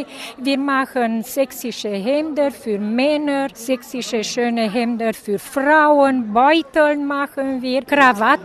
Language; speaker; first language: German; non-native, local second language; Romanian